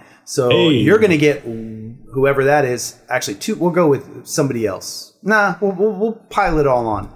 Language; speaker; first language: English; native; English